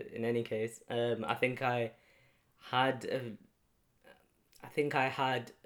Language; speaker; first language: English; native; English